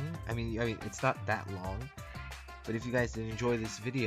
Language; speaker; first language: English; native; English